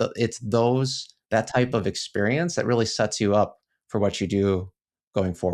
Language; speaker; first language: English; native; English